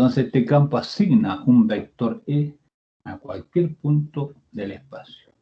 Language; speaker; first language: Spanish; native; Spanish